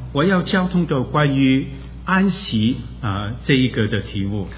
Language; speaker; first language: Chinese; non-native, local second language; Wu Chinese